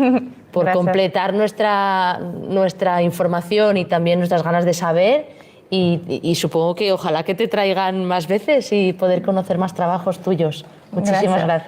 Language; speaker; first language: Spanish; native; Spanish